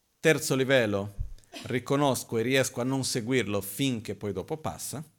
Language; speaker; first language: Italian; non-native, fluent; Portuguese